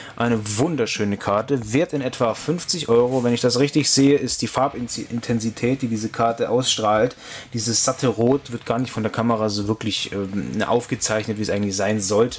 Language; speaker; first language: German; native; German